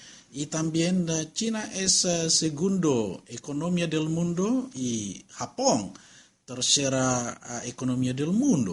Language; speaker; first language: Spanish; non-native, learner; Indonesian